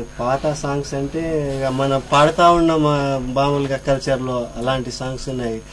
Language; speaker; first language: Telugu; non-native, local second language; Lambadi